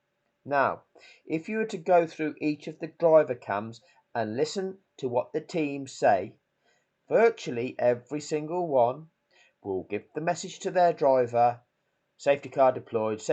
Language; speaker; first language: English; native; English